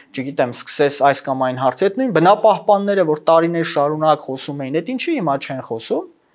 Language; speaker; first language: Armenian; native; Armenian